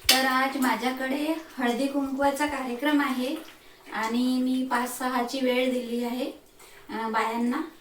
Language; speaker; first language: Marathi; non-native, local second language; Hindi